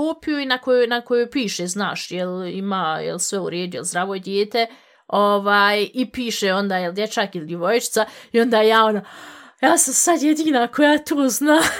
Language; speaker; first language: Bosnian; early bilingual, heritage; Bosnian